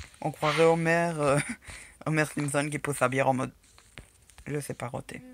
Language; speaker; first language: French; native; French